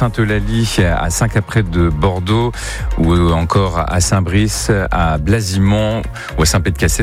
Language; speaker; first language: French; native; French